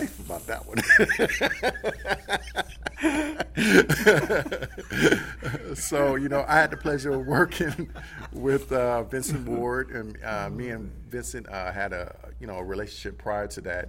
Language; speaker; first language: English; native; English